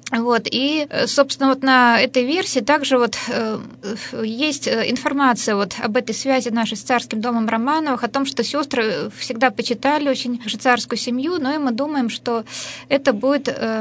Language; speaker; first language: Russian; native; Russian